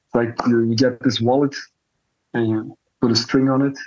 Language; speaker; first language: English; non-native, fluent; Dutch